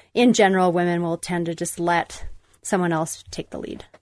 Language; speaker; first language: English; native; English